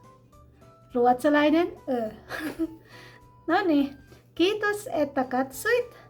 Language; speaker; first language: Finnish; non-native, learner; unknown